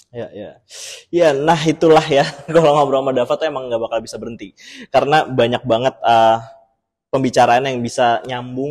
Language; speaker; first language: Indonesian; native; Indonesian